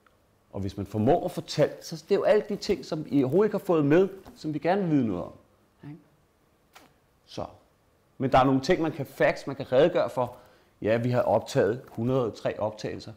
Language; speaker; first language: Danish; native; Danish